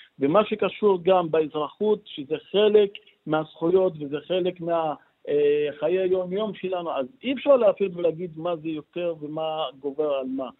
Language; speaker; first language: Hebrew; non-native, local second language; Arabic